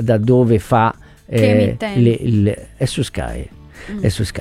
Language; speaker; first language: Italian; native; Italian